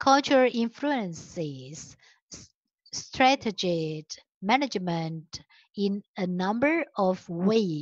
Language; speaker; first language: English; non-native, learner; Chinese